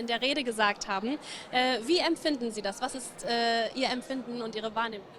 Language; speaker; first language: German; non-native, fluent; Kurdish